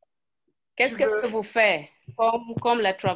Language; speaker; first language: French; non-native, learner; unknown